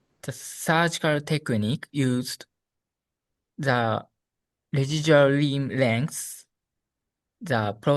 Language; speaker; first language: English; non-native, learner; Japanese